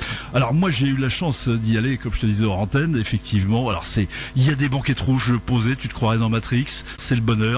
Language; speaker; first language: French; native; French